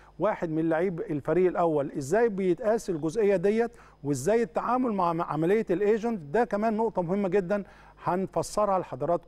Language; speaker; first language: Arabic; native; Arabic